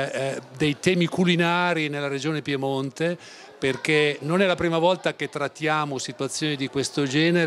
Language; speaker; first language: Italian; native; Italian